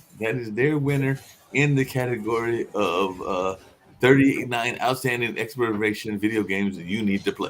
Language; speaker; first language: English; native; English